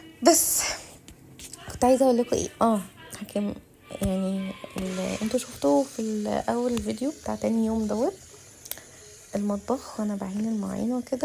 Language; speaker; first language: Arabic; native; Arabic